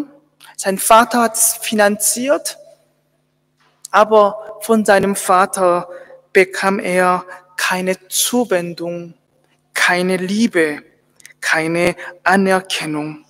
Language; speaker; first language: German; non-native, fluent; Korean